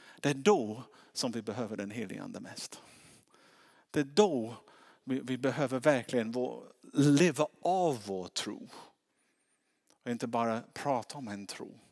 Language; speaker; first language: Swedish; non-native, fluent; English